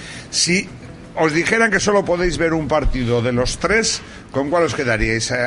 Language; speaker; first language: Spanish; native; Spanish